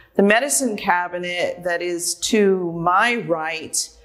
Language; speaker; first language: English; native; English